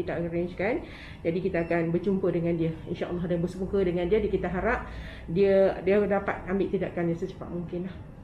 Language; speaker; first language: Malay; native; Malay